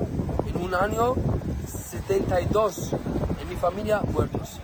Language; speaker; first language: Spanish; non-native, learner; Arabic